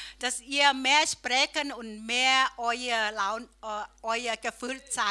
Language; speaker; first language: German; non-native, learner; Thai